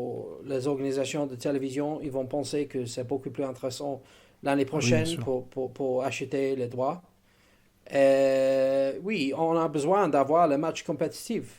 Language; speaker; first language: French; non-native, fluent; English